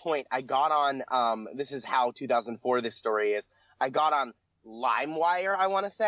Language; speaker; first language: English; native; English